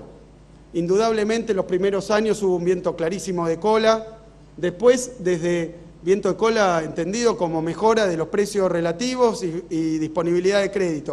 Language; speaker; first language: Spanish; native; Spanish